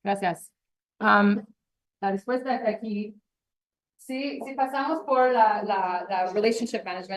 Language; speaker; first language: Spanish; non-native, learner; English